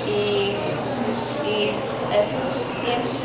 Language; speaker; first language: Spanish; non-native, learner; English